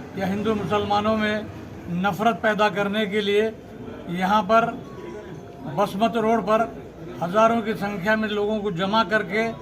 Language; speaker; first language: Hindi; non-native, local second language; Urdu